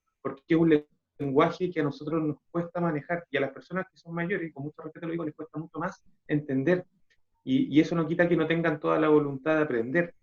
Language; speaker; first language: Spanish; native; Spanish